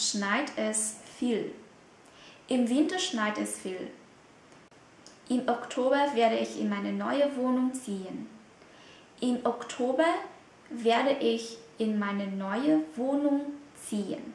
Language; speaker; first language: German; non-native, fluent; Vietnamese